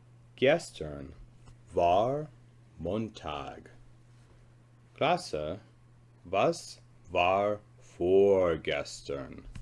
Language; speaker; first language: German; non-native, fluent; English